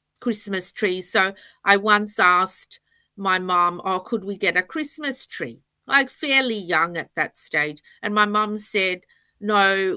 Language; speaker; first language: English; native; English